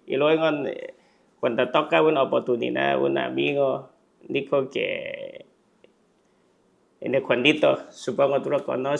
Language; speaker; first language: Spanish; non-native, learner; Chinese